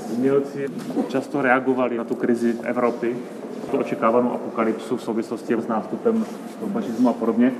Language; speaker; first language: Czech; native; Czech